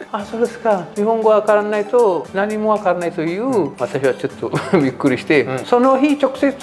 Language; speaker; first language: Japanese; non-native, fluent; Amharic